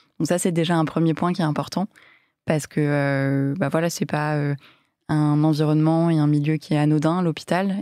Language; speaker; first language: French; native; French